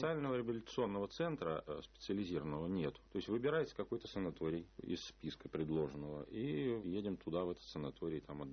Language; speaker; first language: Russian; native; Russian